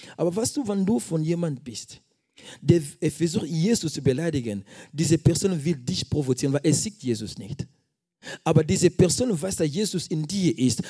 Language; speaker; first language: German; non-native, fluent; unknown